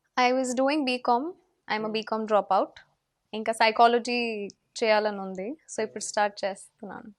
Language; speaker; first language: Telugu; non-native, fluent; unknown